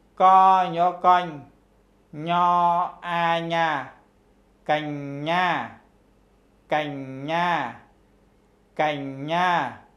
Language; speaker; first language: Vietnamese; non-native, local second language; Khmer